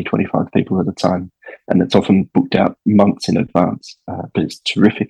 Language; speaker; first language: English; native; English